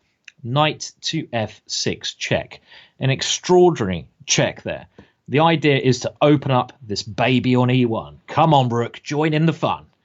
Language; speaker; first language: English; native; English